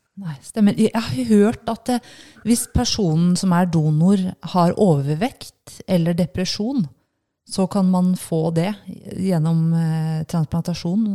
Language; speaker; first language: Swedish; non-native, fluent; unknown